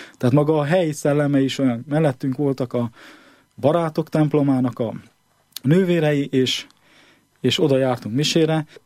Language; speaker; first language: Hungarian; native; Hungarian